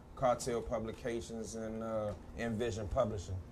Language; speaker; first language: English; native; English